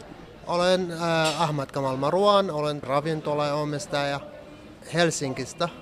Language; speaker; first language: Finnish; non-native, learner; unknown